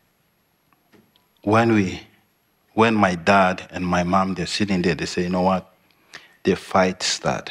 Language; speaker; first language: English; non-native, learner; Arabic